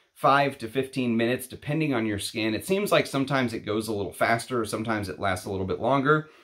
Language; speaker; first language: English; non-native, fluent; Arabic